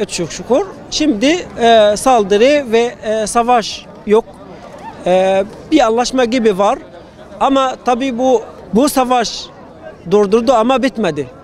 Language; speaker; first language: Turkish; non-native, fluent; Arabic